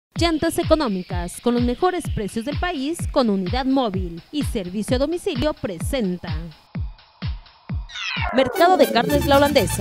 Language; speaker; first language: Spanish; native; Spanish